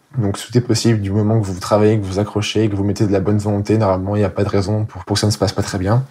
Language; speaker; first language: French; native; French